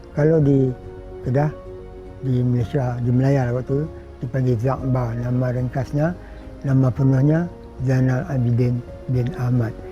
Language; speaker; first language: Malay; native; Malay